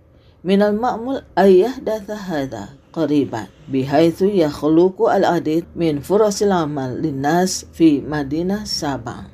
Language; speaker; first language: Arabic; non-native, fluent; Indonesian